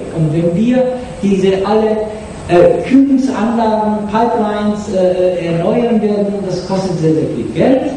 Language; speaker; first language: German; non-native, fluent; Japanese